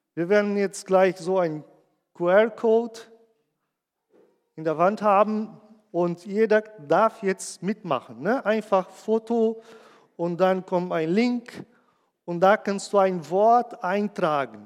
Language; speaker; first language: German; non-native, fluent; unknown